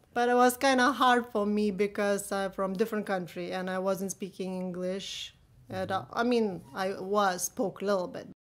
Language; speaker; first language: English; non-native, fluent; Lithuanian